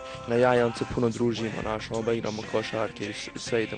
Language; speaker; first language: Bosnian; early bilingual, heritage; Bosnian